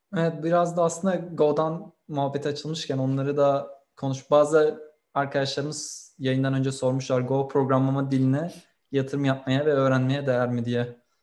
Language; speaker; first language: Turkish; native; Turkish